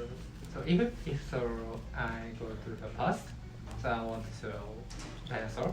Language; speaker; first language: English; non-native, learner; Japanese